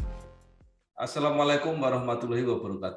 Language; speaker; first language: Indonesian; native; Indonesian